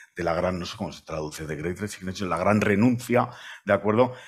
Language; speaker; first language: Spanish; native; Spanish